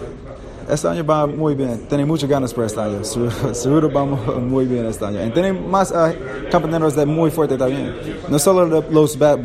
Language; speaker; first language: Spanish; non-native, learner; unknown